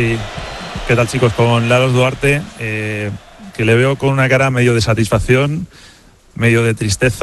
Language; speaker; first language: Spanish; native; Spanish